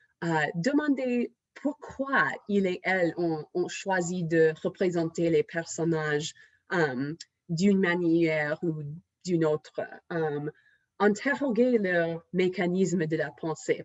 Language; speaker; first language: French; non-native, fluent; English